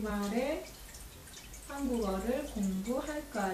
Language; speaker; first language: Korean; non-native, learner; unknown